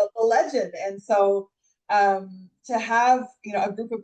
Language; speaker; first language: English; native; English